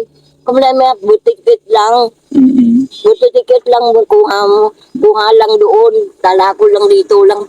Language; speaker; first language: Filipino; non-native, learner; Vietnamese